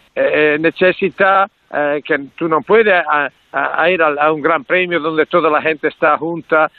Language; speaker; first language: Spanish; non-native, learner; Italian